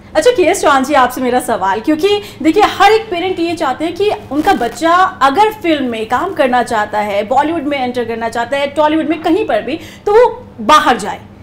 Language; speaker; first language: Hindi; native; Hindi